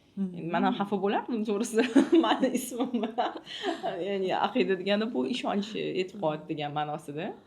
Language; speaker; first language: Uzbek; native; Uzbek